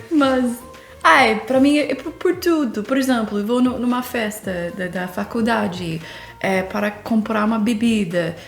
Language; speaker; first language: Portuguese; non-native, fluent; English